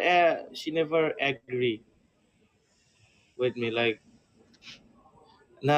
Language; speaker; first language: English; non-native, learner; Bangla